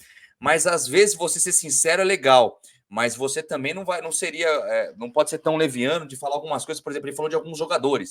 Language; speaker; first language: Portuguese; native; Portuguese